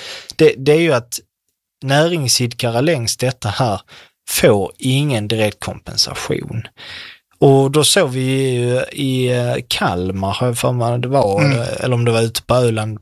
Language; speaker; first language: Swedish; native; Swedish